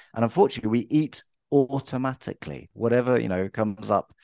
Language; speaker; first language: English; native; English